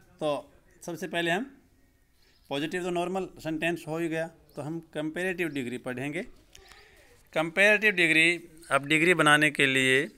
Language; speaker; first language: Hindi; native; Hindi